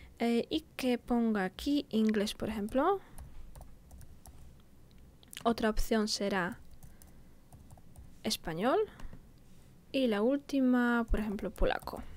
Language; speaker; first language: Spanish; non-native, fluent; Polish